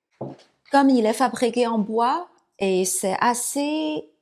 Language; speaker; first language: French; non-native, fluent; Chinese